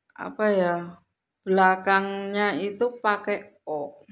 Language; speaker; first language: Indonesian; non-native, local second language; Javanese